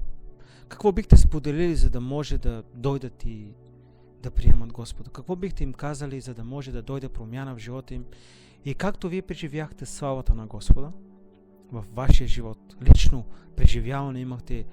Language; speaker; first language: Bulgarian; native; Bulgarian